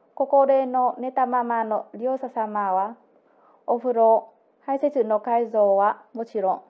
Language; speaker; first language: Japanese; non-native, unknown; Vietnamese